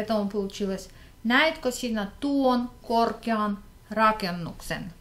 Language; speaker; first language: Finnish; non-native, fluent; Russian